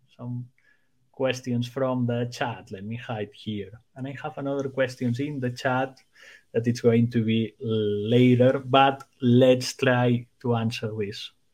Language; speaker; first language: English; non-native, fluent; Spanish